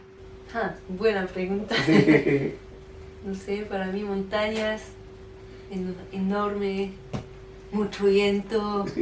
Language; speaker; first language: Spanish; non-native, fluent; French